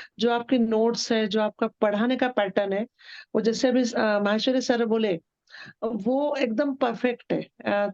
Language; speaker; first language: Hindi; native; Hindi